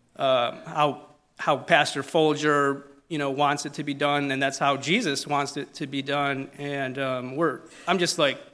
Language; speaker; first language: English; non-native, fluent; Italian